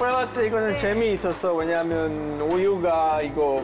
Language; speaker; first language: Korean; non-native, learner; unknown